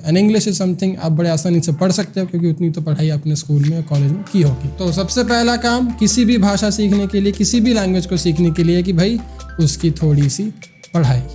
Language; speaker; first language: Hindi; non-native, local second language; Bangla